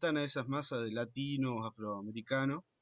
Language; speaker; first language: Spanish; native; Spanish